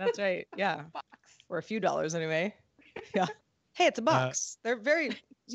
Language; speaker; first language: English; native; English